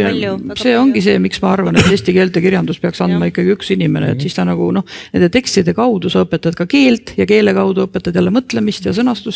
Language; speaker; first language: Estonian; native; Estonian